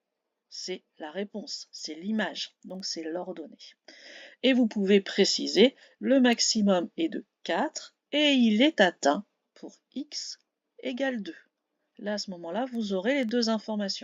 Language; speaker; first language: French; native; French